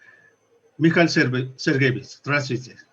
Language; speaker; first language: Russian; non-native, learner; Nepali